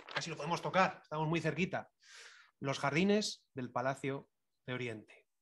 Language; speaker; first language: Spanish; native; Spanish